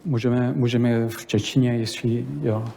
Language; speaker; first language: Czech; non-native, learner; French